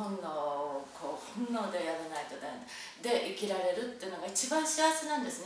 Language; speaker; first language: Japanese; native; Japanese